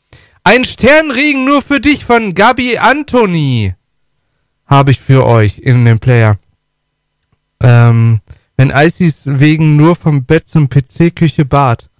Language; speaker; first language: German; native; German